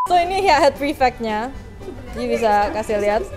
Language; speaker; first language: English; early bilingual, other home language; Indonesian